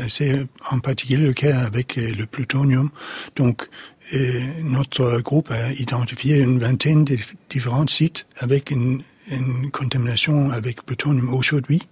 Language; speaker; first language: French; non-native, fluent; Danish